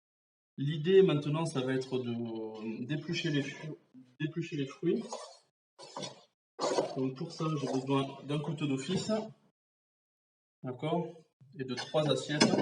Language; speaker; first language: French; native; French